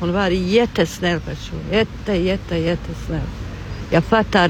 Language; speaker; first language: Swedish; non-native, learner; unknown